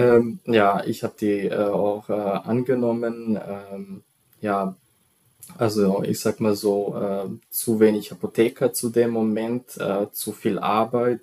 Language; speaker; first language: German; non-native, fluent; Serbian